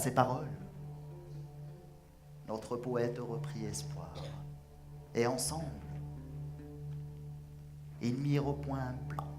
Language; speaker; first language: French; non-native, local second language; Arabic